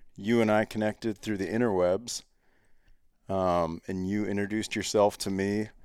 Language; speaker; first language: English; native; English